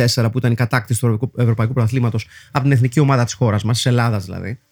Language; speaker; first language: Greek; native; Greek